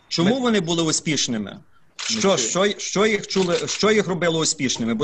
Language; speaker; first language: Ukrainian; native; Ukrainian